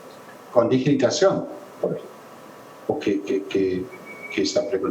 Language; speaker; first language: Spanish; non-native, fluent; German